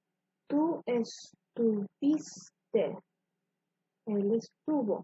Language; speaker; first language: Spanish; non-native, fluent; English